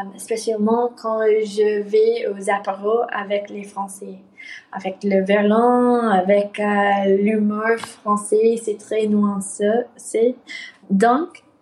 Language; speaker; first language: French; non-native, learner; English